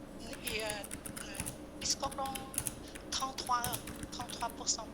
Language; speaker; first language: French; non-native, learner; Vietnamese